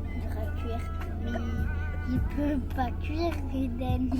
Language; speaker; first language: French; native; French